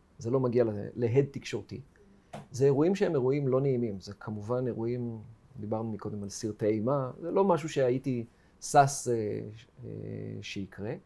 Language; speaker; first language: Hebrew; native; Hebrew